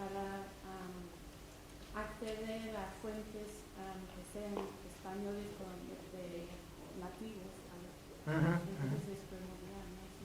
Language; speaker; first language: Spanish; non-native, fluent; English